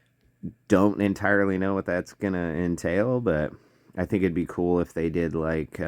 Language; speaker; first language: English; native; English